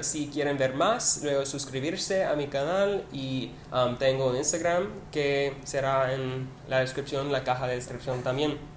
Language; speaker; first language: Spanish; non-native, learner; English